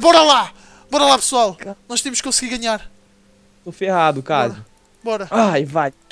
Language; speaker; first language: Portuguese; native; Portuguese